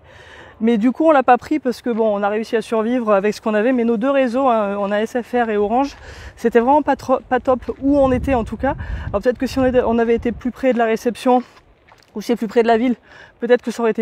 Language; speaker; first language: French; native; French